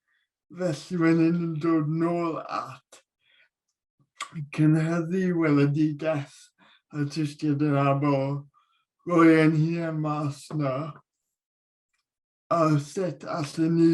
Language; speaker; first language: Welsh; non-native, local second language; English